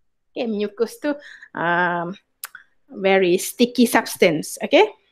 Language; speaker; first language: English; non-native, local second language; Malay